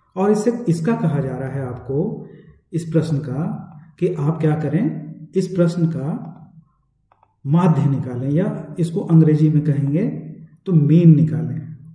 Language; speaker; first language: Hindi; native; Hindi